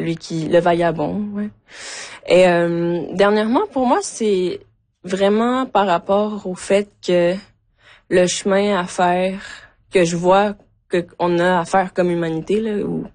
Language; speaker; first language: French; native; French